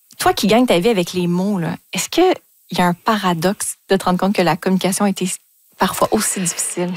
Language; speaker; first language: French; native; French